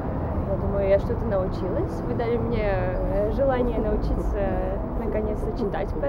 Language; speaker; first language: Russian; non-native, learner; Latvian